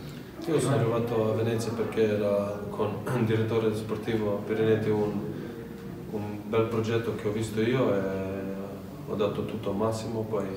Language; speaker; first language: Italian; non-native, fluent; Serbian